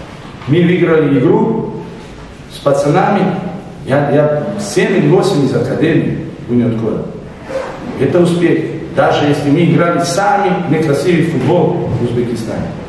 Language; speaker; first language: Russian; non-native, fluent; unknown